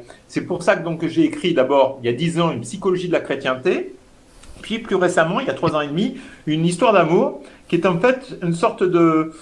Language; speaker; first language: French; native; French